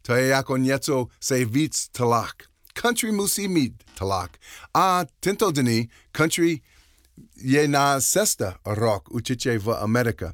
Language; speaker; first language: Czech; non-native, learner; English